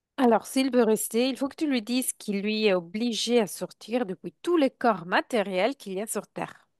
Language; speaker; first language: French; non-native, fluent; Italian